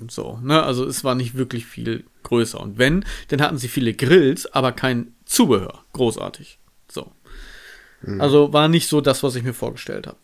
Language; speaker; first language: German; native; German